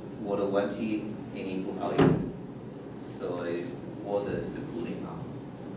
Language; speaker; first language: Chinese; non-native, learner; English